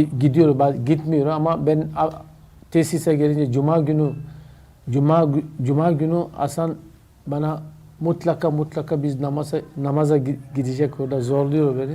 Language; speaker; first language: Turkish; non-native, learner; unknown